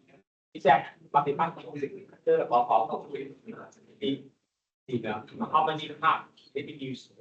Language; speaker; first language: English; non-native, learner; Vietnamese